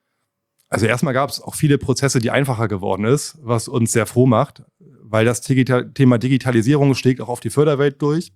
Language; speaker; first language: German; native; German